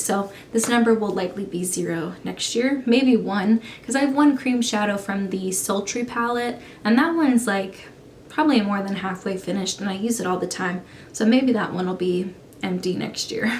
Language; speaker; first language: English; native; English